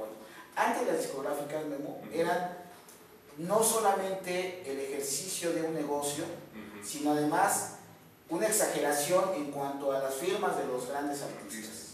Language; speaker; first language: Spanish; native; Spanish